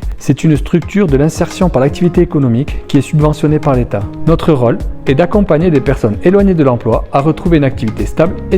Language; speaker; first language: French; native; French